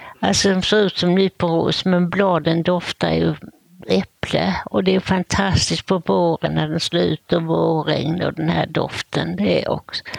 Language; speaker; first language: Swedish; native; Swedish